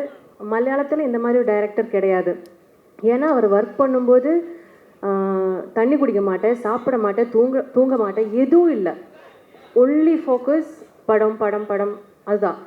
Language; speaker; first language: Tamil; non-native, learner; Malayalam